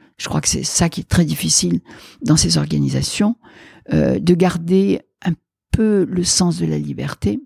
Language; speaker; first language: French; native; French